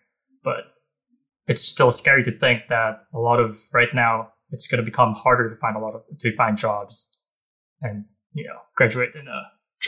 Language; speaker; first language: English; non-native, local second language; Filipino